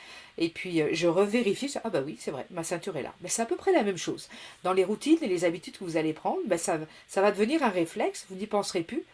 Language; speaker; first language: French; native; French